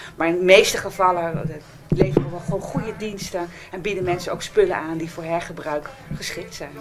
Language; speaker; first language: Dutch; native; Dutch